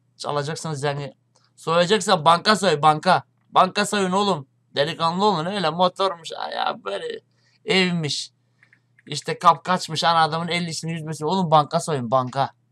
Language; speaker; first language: Turkish; native; Turkish